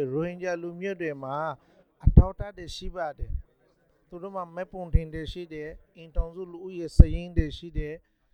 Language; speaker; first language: Burmese; non-native, local second language; Rohingya